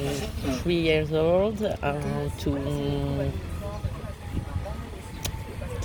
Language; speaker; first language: English; non-native, learner; French